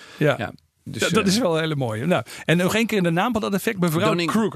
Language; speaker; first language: Dutch; native; Dutch